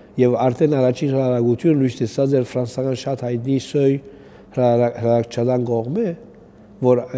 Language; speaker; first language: Armenian; early bilingual, heritage; Armenian